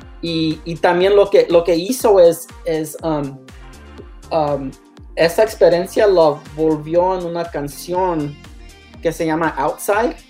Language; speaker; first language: Spanish; non-native, learner; English